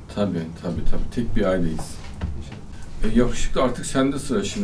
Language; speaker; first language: Turkish; native; Turkish